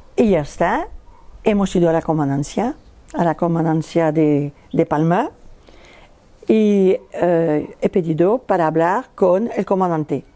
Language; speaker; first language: Spanish; non-native, fluent; French